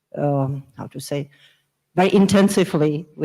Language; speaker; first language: English; non-native, fluent; Czech